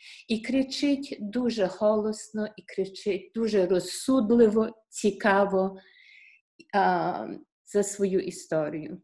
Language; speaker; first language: Ukrainian; early bilingual, heritage; Ukrainian